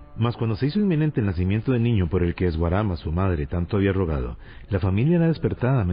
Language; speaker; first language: Spanish; native; Spanish